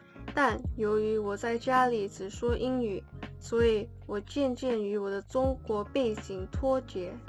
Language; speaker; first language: Chinese; non-native, learner; English